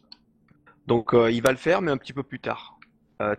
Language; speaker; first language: French; native; French